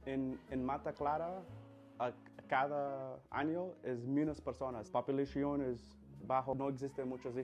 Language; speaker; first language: Spanish; non-native, learner; English